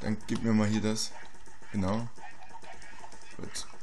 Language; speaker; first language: German; native; German